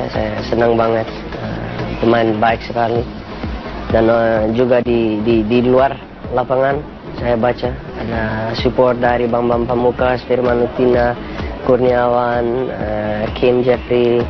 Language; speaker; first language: Indonesian; non-native, learner; Dutch